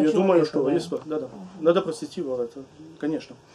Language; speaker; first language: Russian; non-native, learner; French